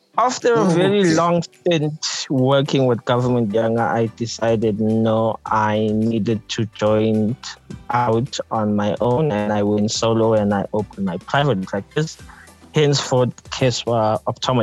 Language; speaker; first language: English; non-native, local second language; Zulu